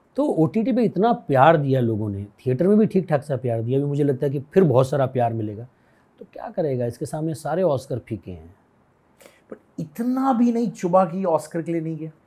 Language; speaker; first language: Hindi; native; Hindi